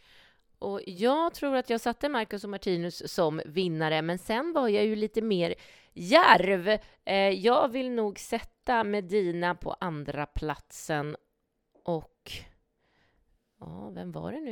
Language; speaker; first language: Swedish; native; Swedish